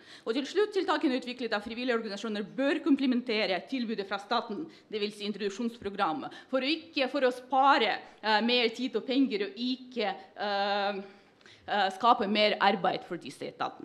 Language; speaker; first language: Norwegian; non-native, fluent; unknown